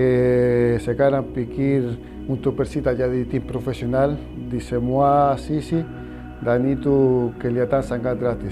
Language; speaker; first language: Indonesian; non-native, fluent; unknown